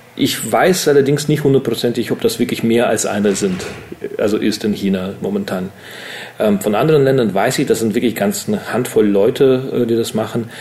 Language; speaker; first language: German; early bilingual, other home language; Russian